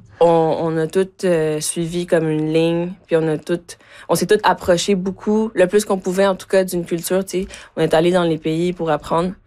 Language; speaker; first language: French; early bilingual, other home language; Spanish